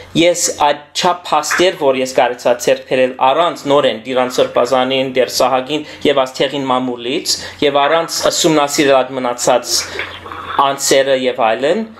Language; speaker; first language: Armenian; early bilingual, heritage; Armenian